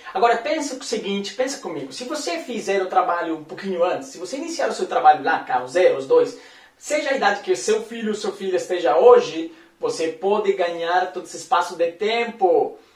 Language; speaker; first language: Portuguese; non-native, fluent; Spanish